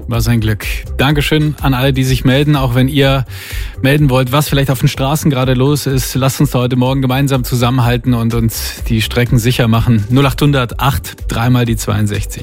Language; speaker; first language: German; native; German